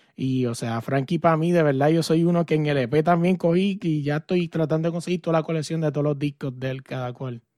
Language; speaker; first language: Spanish; native; Spanish